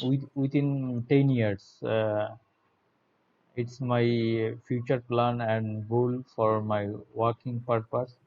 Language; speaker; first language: English; non-native, learner; Bangla